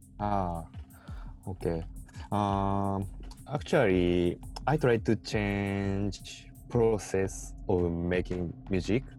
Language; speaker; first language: English; non-native, learner; Japanese